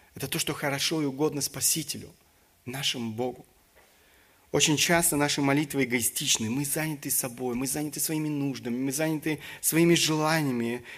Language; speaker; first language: Russian; early bilingual, other home language; German